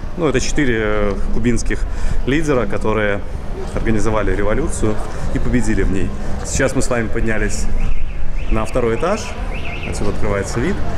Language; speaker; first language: Russian; native; Russian